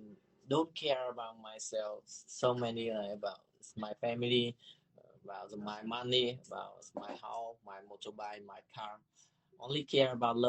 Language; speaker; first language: English; non-native, learner; Vietnamese